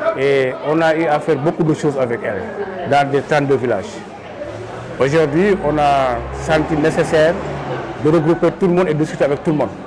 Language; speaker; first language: French; non-native, local second language; Wolof